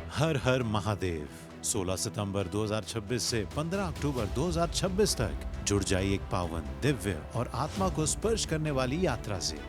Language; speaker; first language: Hindi; non-native, local second language; Morisyen